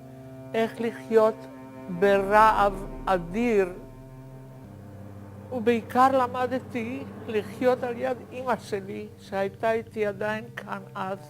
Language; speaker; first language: Hebrew; non-native, fluent; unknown